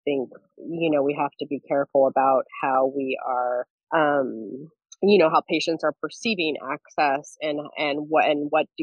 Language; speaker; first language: English; native; English